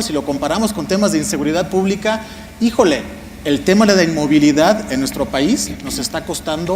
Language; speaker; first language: Spanish; native; Spanish